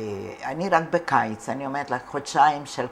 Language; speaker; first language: Hebrew; non-native, fluent; Hungarian